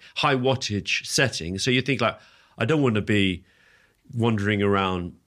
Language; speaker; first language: English; native; English